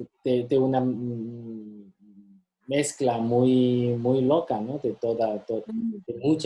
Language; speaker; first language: Spanish; non-native, fluent; Chinese